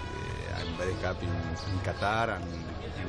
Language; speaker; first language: English; non-native, learner; Spanish